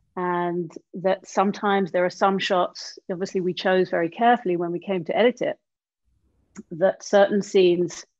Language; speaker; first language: English; native; English